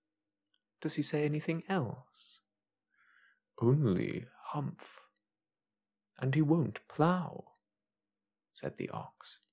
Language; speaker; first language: English; native; English